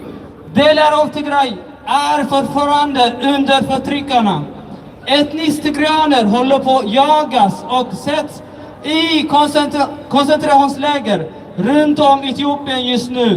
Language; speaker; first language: Swedish; early bilingual, other home language; Tigrinya